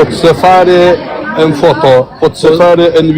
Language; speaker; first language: Italian; non-native, learner; Uzbek